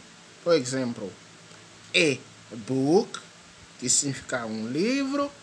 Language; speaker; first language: Portuguese; non-native, fluent; French